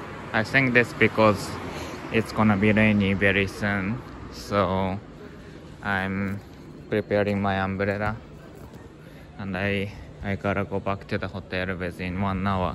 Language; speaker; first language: English; non-native, learner; Japanese